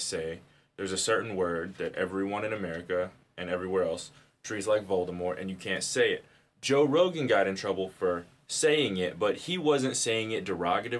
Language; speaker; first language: English; native; English